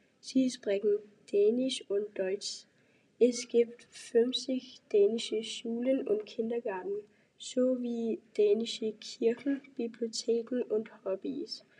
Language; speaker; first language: German; non-native, learner; Danish